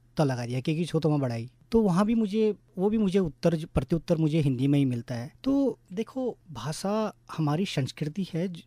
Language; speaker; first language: Hindi; non-native, local second language; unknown